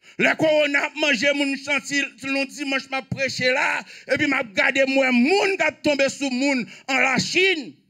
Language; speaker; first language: French; non-native, local second language; Haitian Creole